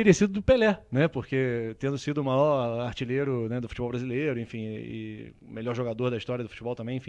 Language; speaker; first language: Portuguese; native; Portuguese